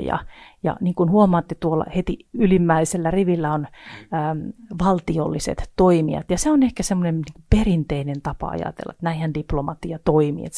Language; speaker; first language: Finnish; native; Finnish